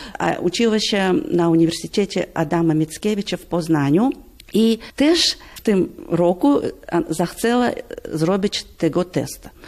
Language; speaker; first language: Polish; non-native, learner; Russian